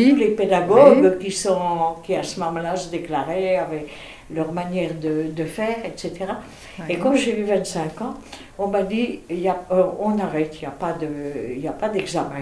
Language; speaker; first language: French; native; French